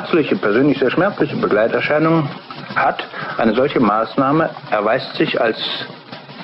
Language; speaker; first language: German; native; German